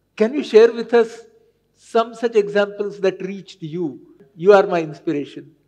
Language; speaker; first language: English; non-native, local second language; Marathi